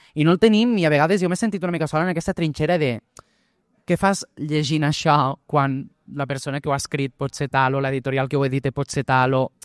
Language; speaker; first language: Catalan; early bilingual, other home language; Portuguese